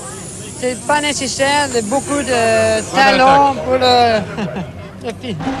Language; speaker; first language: French; non-native, learner; English